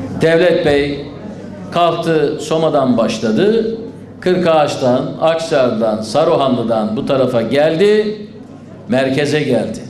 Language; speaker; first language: Turkish; native; Turkish